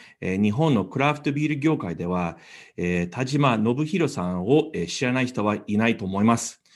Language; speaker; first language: Japanese; non-native, fluent; English